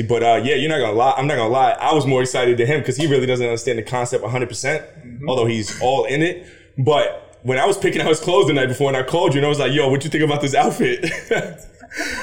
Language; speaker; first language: English; native; English